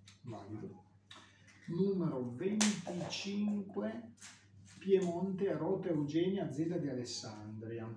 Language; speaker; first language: Italian; native; Italian